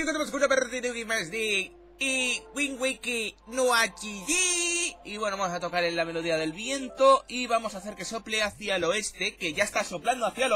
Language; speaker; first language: Spanish; native; Spanish